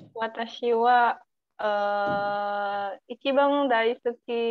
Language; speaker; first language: Japanese; non-native, learner; Indonesian